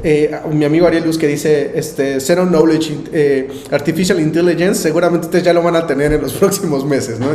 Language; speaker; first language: Spanish; native; Spanish